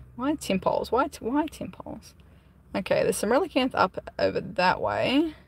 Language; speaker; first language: English; native; English